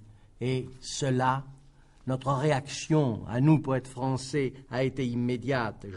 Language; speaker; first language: French; native; French